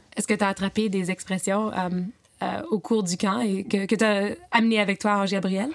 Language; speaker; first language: French; native; French